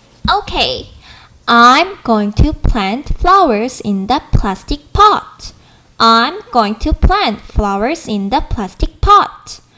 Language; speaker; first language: English; non-native, fluent; Korean